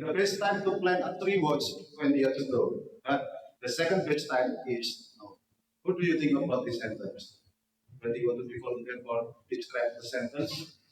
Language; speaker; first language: English; non-native, learner; Indonesian